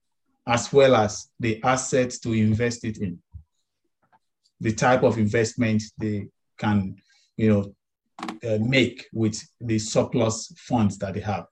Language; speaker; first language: English; non-native, local second language; Yoruba